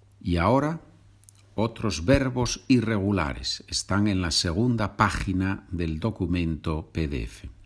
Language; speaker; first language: Spanish; non-native, fluent; English